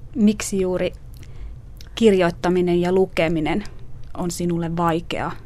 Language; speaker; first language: Finnish; native; Finnish